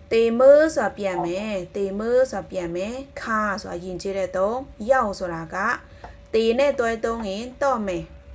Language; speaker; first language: Burmese; non-native, local second language; Shan